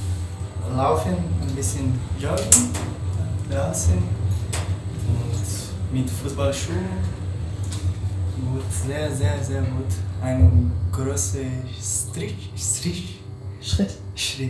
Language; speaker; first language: German; non-native, learner; Portuguese